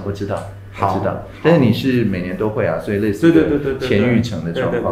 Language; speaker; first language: Chinese; native; Chinese